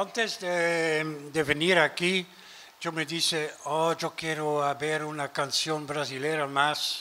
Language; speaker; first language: Spanish; non-native, learner; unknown